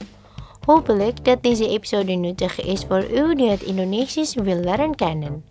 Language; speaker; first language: Dutch; non-native, learner; Indonesian